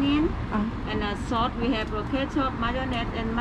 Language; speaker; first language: English; non-native, learner; Vietnamese